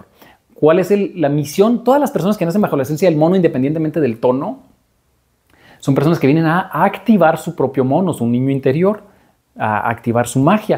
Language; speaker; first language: Spanish; native; Spanish